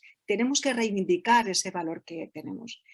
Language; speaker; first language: Spanish; native; Spanish